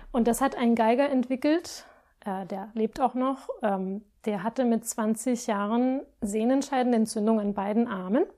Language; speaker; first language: German; non-native, fluent; Spanish